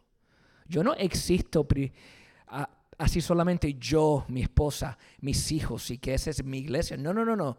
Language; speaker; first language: Spanish; early bilingual, heritage; Spanish